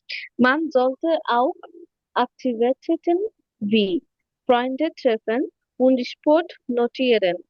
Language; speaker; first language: German; non-native, learner; Bangla